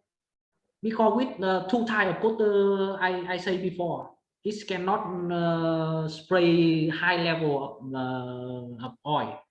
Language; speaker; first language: English; non-native, learner; Vietnamese